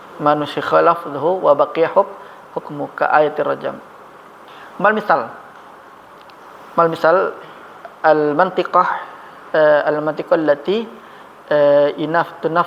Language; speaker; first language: Arabic; non-native, fluent; Indonesian